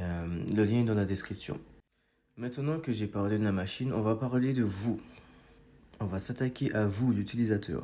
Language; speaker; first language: French; native; French